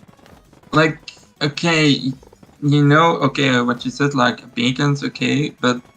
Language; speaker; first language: English; non-native, fluent; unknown